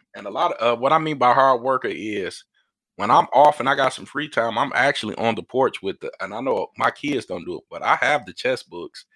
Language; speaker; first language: English; native; English